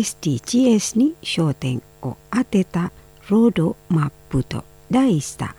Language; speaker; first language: Japanese; non-native, fluent; Indonesian